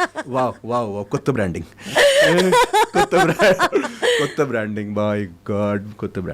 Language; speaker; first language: Telugu; non-native, fluent; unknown